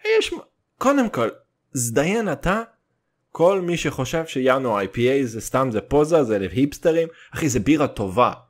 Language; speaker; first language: Hebrew; early bilingual, other home language; Russian